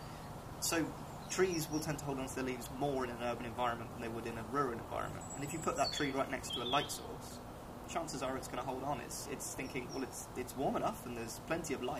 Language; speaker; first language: English; native; English